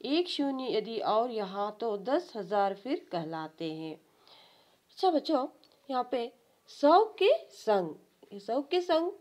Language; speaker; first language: Hindi; non-native, local second language; Kannada